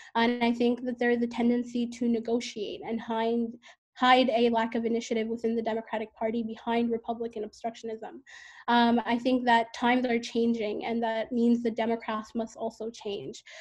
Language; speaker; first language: English; native; English